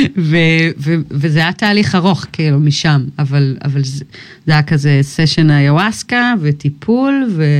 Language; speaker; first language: Hebrew; early bilingual, other home language; English